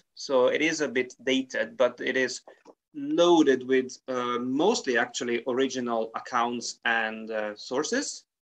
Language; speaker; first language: English; non-native, fluent; Italian